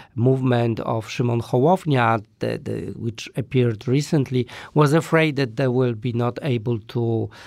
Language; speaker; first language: English; non-native, fluent; Polish